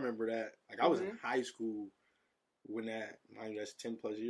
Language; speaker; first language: English; native; English